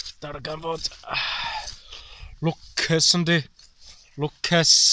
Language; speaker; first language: Welsh; non-native, local second language; English